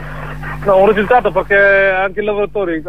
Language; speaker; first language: Italian; non-native, learner; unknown